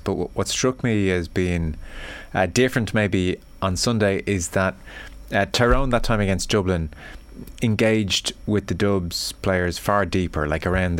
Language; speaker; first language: English; native; English